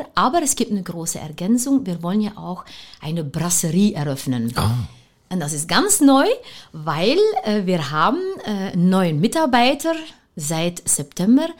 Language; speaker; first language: German; non-native, fluent; Dutch